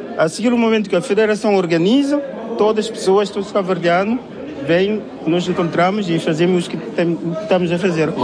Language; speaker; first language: Portuguese; non-native, fluent; Kabuverdianu